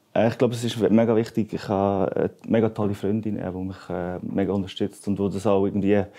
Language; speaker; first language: German; native; German